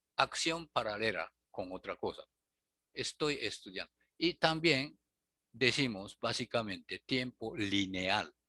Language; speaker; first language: Spanish; non-native, fluent; Japanese